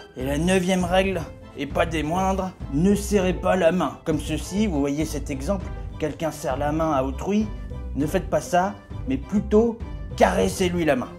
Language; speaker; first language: French; native; French